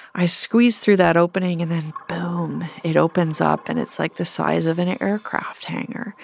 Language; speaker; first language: English; native; English